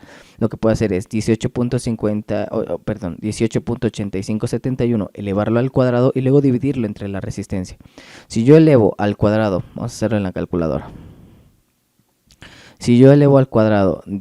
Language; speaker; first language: Spanish; native; Spanish